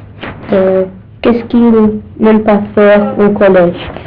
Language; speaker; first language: French; non-native, learner; English